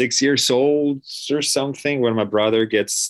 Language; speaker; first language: English; non-native, fluent; Swedish